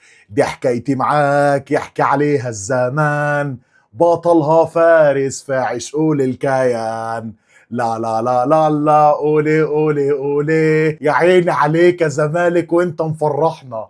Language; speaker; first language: Arabic; native; Arabic